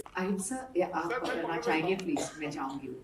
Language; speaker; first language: Hindi; native; Hindi